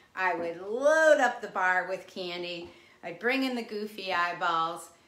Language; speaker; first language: English; native; English